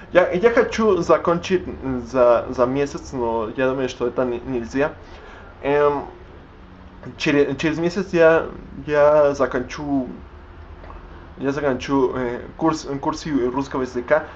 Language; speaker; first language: Russian; non-native, learner; Spanish